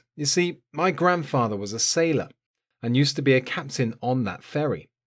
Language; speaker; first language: English; native; English